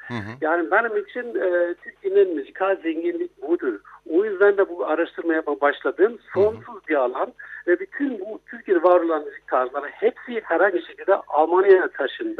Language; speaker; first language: Turkish; non-native, fluent; German